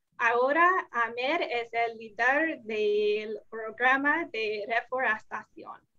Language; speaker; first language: Spanish; non-native, learner; English